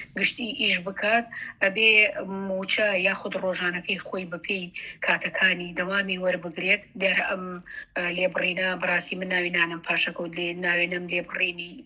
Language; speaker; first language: Central Kurdish; native; Central Kurdish